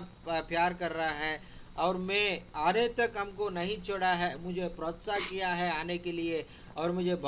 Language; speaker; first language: Hindi; non-native, local second language; Telugu